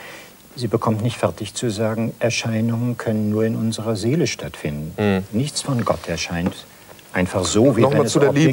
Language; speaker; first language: German; native; German